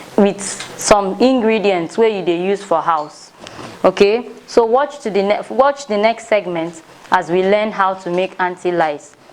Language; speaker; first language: Nigerian Pidgin; non-native, local second language; Ibibio